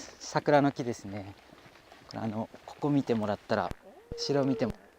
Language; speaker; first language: Japanese; native; Japanese